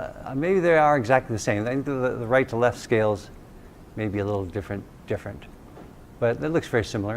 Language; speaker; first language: English; native; English